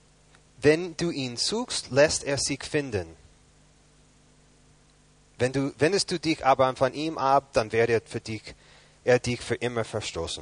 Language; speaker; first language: German; non-native, fluent; English